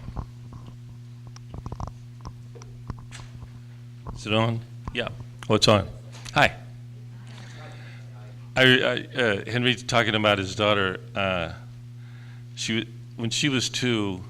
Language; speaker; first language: English; native; English